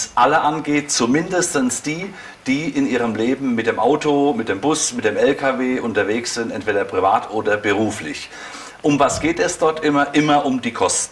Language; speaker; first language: German; native; German